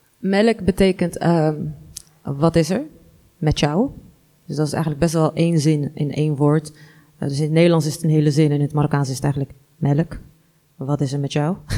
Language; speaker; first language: Dutch; early bilingual, other home language; Arabic